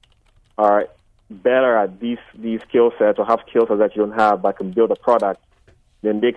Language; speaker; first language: English; non-native, local second language; Akan